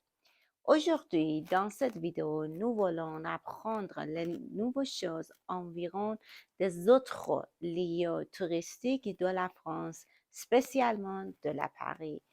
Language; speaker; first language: French; non-native, learner; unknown